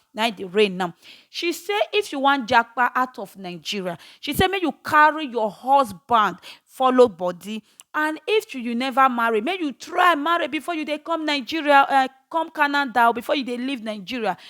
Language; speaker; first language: Nigerian Pidgin; native; Nigerian Pidgin